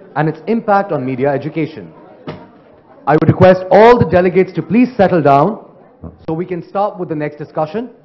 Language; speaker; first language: English; non-native, local second language; Hindi